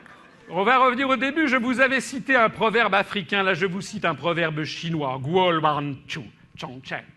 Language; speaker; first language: French; native; French